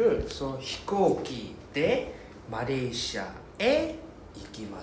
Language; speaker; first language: Japanese; non-native, fluent; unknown